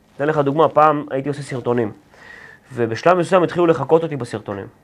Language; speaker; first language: Hebrew; native; Hebrew